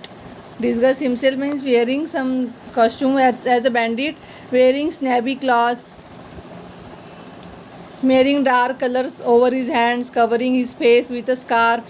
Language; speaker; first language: English; non-native, local second language; Marathi